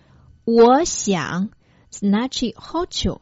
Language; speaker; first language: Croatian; non-native, fluent; Chinese